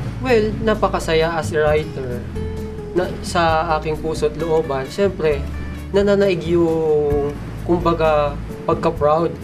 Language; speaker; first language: Filipino; non-native, local second language; Iloko